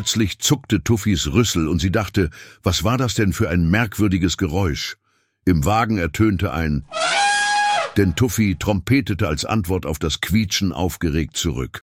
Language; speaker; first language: German; native; German